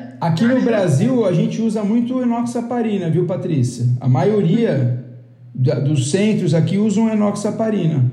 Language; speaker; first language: Portuguese; native; Portuguese